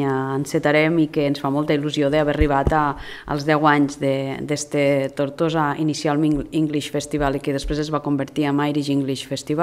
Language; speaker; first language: Catalan; native; Catalan